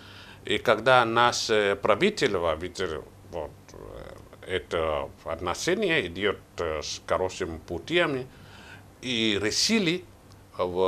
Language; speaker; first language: Russian; non-native, learner; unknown